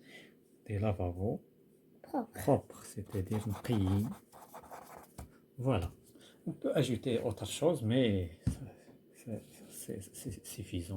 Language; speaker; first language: French; non-native, local second language; Arabic